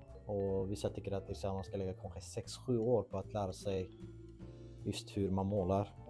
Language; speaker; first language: Swedish; non-native, fluent; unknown